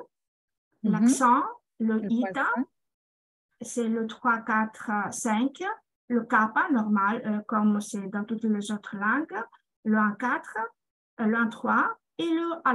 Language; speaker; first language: French; non-native, fluent; Greek